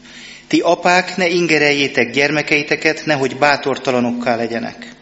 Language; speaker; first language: Hungarian; native; Hungarian